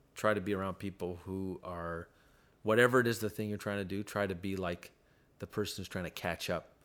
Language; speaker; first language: English; native; English